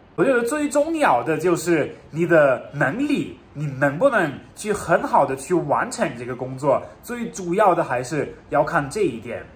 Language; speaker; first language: Chinese; non-native, fluent; German